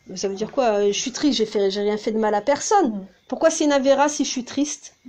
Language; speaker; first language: French; early bilingual, heritage; Hebrew